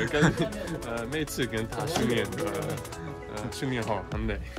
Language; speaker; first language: Chinese; non-native, fluent; English